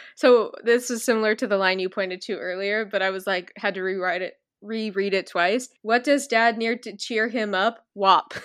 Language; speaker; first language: English; native; English